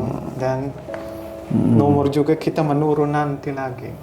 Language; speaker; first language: Indonesian; non-native, fluent; Hiligaynon